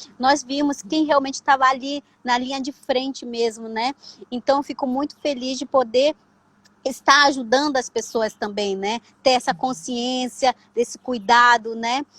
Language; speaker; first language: Portuguese; non-native, local second language; Ticuna